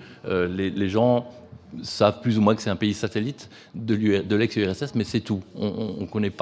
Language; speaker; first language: French; native; French